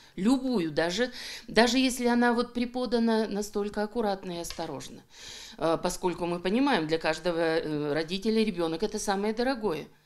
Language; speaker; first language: Russian; native; Russian